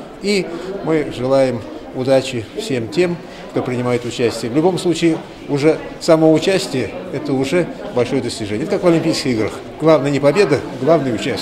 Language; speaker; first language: Russian; native; Russian